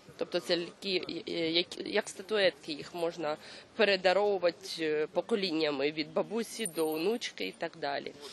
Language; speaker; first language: Ukrainian; native; Ukrainian